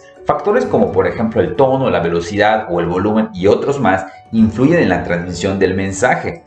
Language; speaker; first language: Spanish; native; Spanish